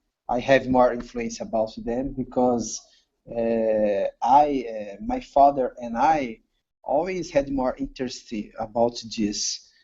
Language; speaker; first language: English; non-native, learner; Portuguese